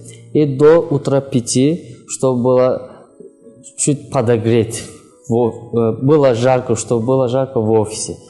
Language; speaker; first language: Russian; non-native, learner; Kyrgyz